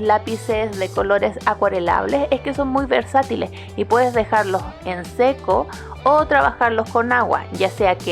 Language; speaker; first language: Spanish; native; Spanish